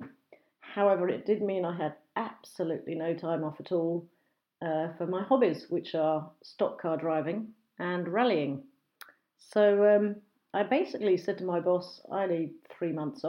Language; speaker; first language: English; native; English